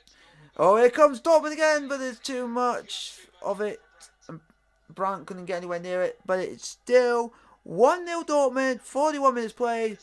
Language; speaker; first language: English; native; English